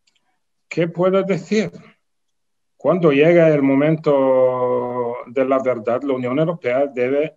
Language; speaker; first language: Spanish; non-native, fluent; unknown